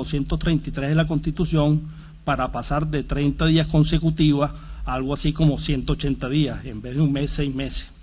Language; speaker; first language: Spanish; native; Spanish